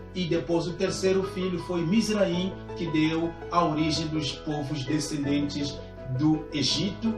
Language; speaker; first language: Portuguese; native; Portuguese